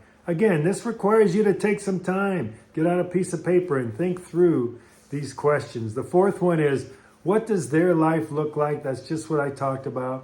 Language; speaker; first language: English; native; English